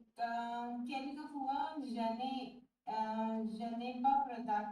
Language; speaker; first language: French; non-native, learner; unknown